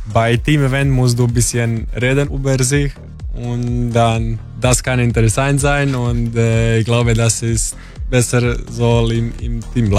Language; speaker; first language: German; non-native, learner; Croatian